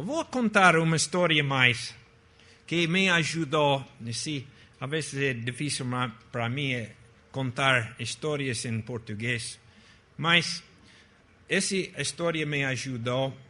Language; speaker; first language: Portuguese; non-native, fluent; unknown